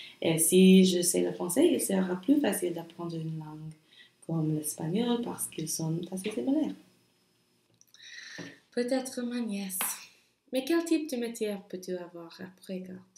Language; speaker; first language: French; non-native, learner; English